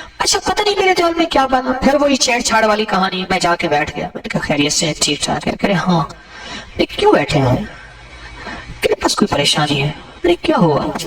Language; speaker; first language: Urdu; non-native, local second language; Punjabi